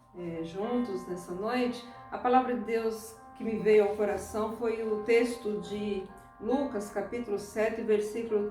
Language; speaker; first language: Portuguese; native; Portuguese